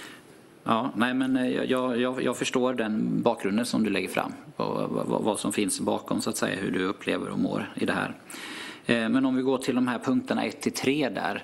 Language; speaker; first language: Swedish; native; Swedish